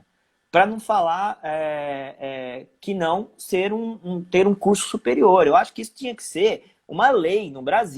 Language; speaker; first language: Portuguese; native; Portuguese